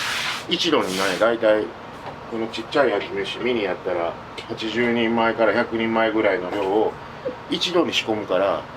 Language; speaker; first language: Japanese; native; Japanese